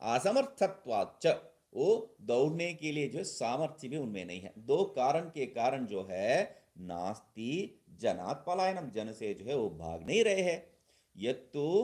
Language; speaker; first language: Hindi; non-native, local second language; Tamil